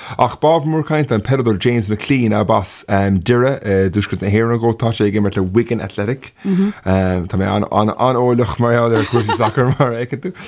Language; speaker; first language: Irish; non-native, local second language; English